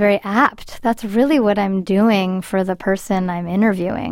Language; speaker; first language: English; early bilingual, other home language; Spanish